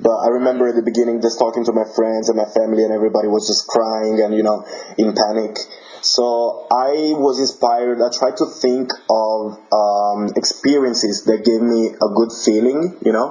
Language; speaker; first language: English; non-native, fluent; Italian